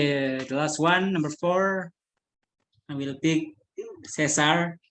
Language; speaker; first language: English; non-native, learner; Indonesian